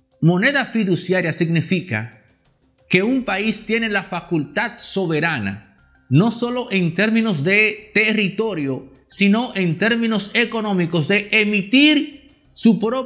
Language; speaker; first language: Spanish; native; Spanish